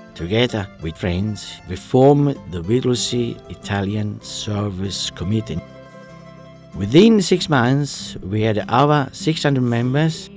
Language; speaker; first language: English; non-native, fluent; Italian